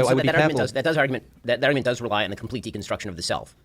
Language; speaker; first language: English; native; English